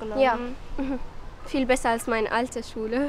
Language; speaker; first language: German; non-native, learner; Arabic